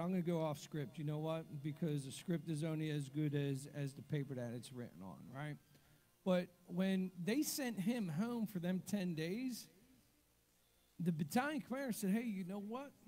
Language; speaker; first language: English; native; English